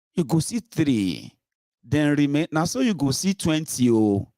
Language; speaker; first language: English; non-native, local second language; Yoruba